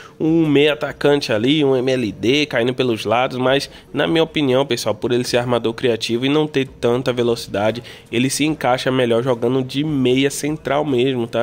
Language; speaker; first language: Portuguese; native; Portuguese